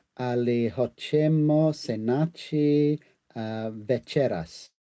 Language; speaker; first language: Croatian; non-native, learner; English